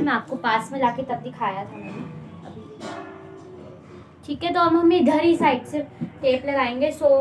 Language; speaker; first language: Hindi; native; Hindi